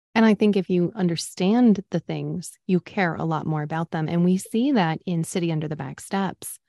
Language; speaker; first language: English; native; English